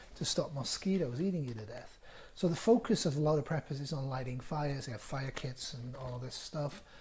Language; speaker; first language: English; native; English